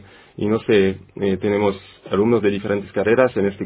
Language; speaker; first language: Spanish; non-native, fluent; French